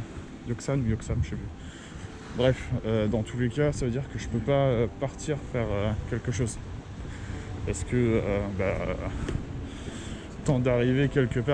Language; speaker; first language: French; native; French